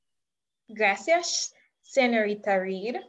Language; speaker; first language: Spanish; non-native, fluent; English